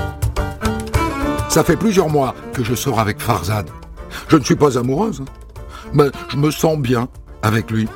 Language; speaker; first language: French; native; French